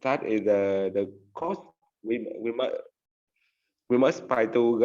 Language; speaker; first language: English; non-native, learner; Vietnamese